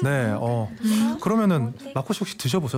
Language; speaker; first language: Korean; native; Korean